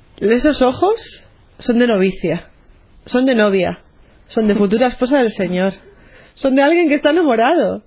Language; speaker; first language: Spanish; native; Spanish